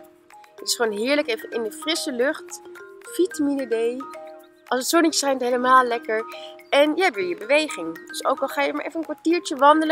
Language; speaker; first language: Dutch; native; Dutch